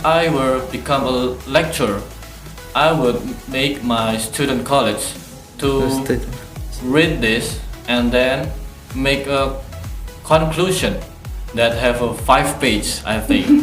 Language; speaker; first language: English; non-native, learner; Indonesian